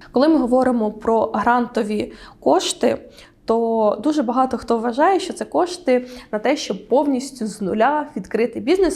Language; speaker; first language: Ukrainian; native; Ukrainian